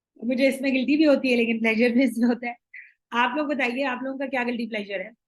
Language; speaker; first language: Urdu; native; Urdu